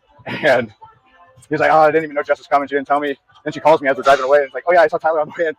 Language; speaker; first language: English; native; English